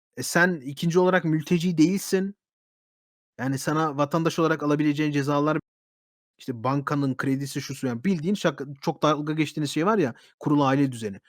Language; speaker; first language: Turkish; early bilingual, heritage; Turkish